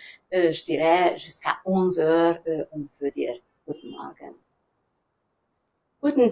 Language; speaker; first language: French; non-native, fluent; German